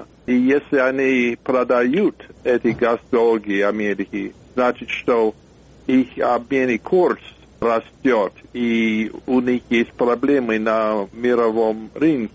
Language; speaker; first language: Russian; non-native, fluent; English